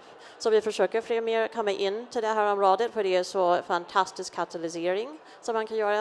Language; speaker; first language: Swedish; non-native, fluent; English